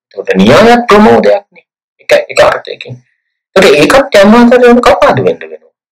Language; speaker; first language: Sinhala; native; Sinhala